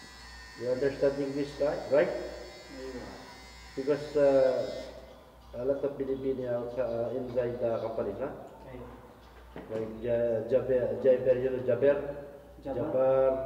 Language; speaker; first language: English; non-native, local second language; Filipino